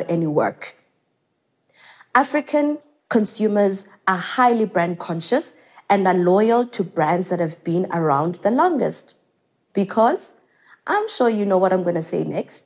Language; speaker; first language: English; non-native, local second language; Xhosa